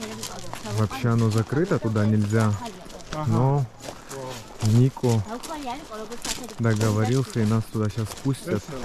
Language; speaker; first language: Russian; native; Russian